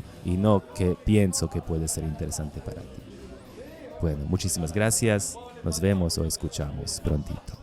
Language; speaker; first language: Spanish; non-native, learner; Slovak